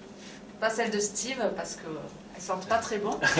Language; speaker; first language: French; native; French